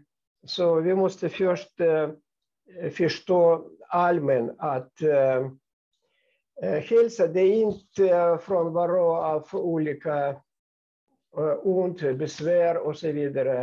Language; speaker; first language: Swedish; non-native, fluent; Russian